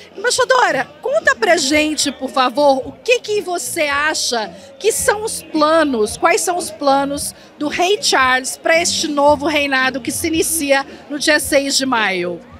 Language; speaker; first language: Portuguese; native; Portuguese